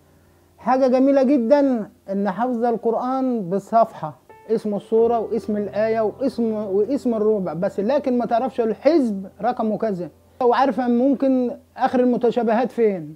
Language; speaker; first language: Arabic; native; Arabic